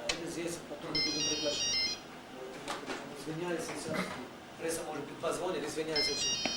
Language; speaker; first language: Russian; non-native, learner; German